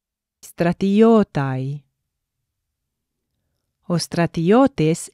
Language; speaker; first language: Greek; non-native, learner; English